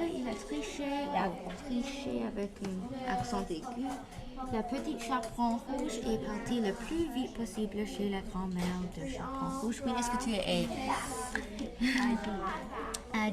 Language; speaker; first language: French; non-native, learner; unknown